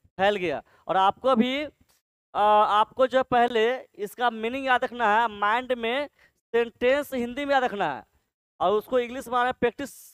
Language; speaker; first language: Hindi; native; Hindi